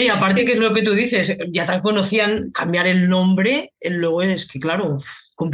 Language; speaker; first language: Spanish; native; Spanish